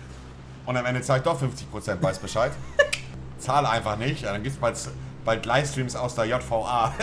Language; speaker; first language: German; native; German